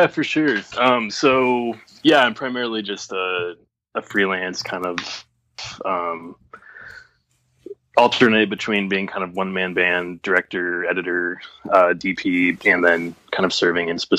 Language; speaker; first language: English; native; English